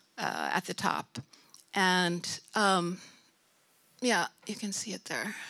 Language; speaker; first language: English; native; English